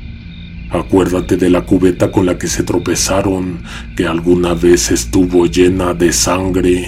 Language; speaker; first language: Spanish; native; Spanish